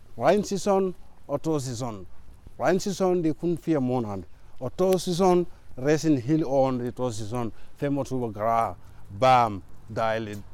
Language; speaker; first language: Danish; non-native, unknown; Mandingo